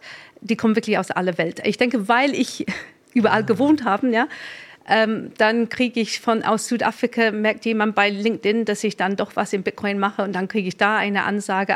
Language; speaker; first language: German; non-native, fluent; English